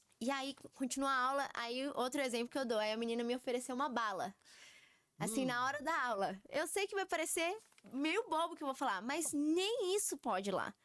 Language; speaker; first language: Portuguese; early bilingual, heritage; Portuguese